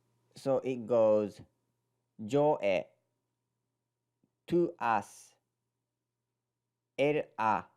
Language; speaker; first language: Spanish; non-native, learner; Japanese